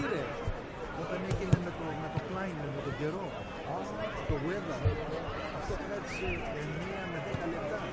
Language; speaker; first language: Greek; early bilingual, heritage; Greek